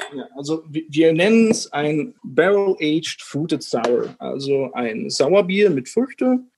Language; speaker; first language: German; non-native, fluent; English